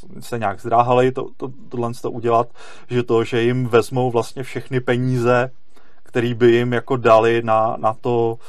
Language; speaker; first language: Czech; native; Czech